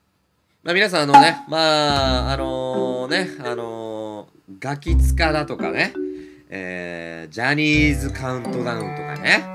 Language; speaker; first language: Japanese; native; Japanese